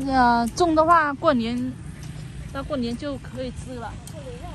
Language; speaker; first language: Chinese; non-native, fluent; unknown